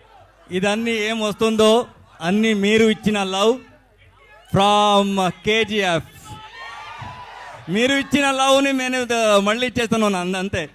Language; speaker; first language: Telugu; non-native, learner; Kannada